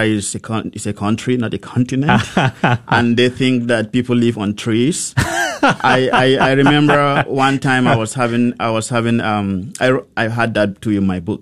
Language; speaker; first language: English; non-native, local second language; Hausa